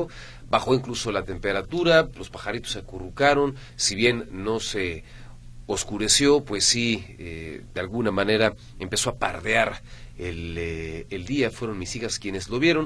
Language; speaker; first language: Spanish; native; Spanish